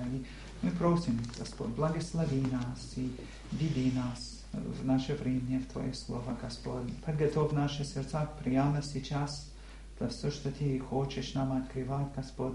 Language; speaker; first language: Russian; non-native, learner; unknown